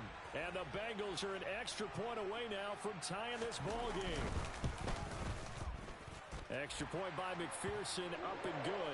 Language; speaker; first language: English; native; English